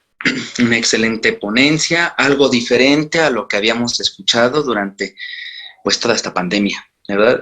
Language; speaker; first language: Spanish; native; Spanish